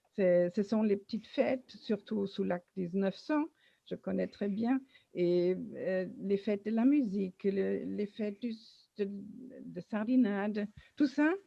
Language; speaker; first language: French; non-native, learner; German